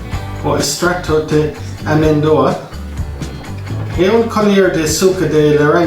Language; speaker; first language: Portuguese; non-native, learner; English